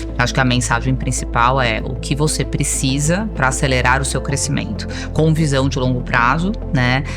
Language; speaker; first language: Portuguese; native; Portuguese